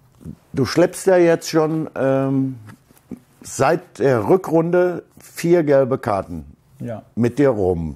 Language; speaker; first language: German; native; German